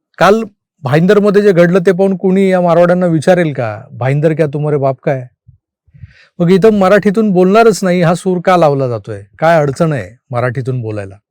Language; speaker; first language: Marathi; native; Marathi